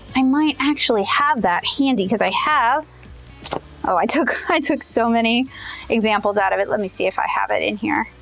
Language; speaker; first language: English; native; English